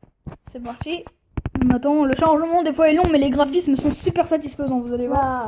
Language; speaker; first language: French; native; French